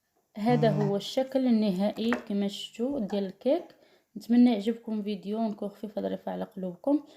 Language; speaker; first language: Arabic; native; Arabic